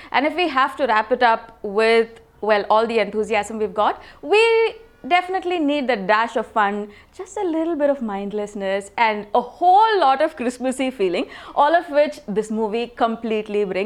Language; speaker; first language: English; non-native, local second language; Tamil